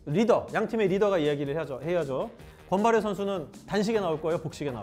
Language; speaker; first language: Korean; native; Korean